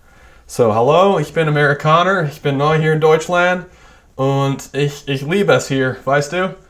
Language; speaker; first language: German; non-native, fluent; English